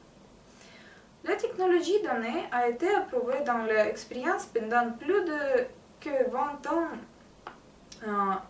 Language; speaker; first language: French; non-native, learner; Russian